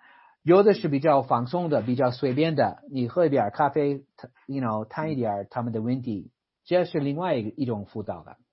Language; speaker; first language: Chinese; non-native, fluent; English